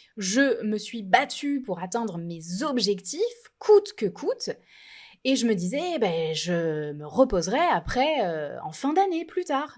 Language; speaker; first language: French; native; French